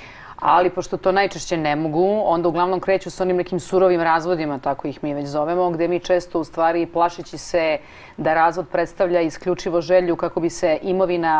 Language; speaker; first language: Croatian; native; Croatian